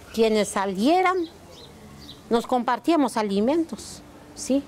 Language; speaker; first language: Spanish; non-native, local second language; Tzeltal